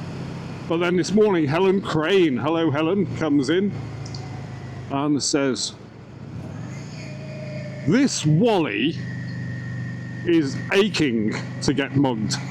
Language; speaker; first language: English; native; English